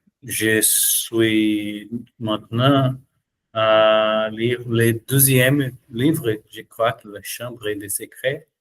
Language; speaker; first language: French; non-native, learner; Portuguese